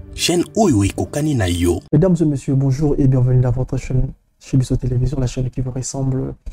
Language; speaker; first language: French; non-native, local second language; Lingala